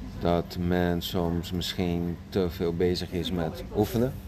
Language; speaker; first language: Dutch; non-native, fluent; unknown